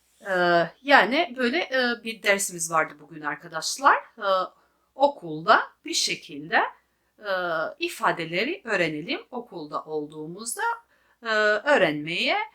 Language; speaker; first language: Turkish; non-native, fluent; Albanian